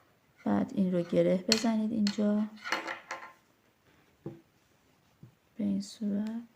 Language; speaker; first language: Persian; native; Persian